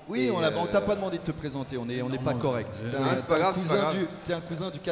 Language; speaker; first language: French; native; French